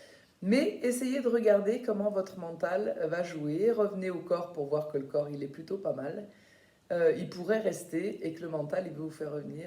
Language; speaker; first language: French; native; French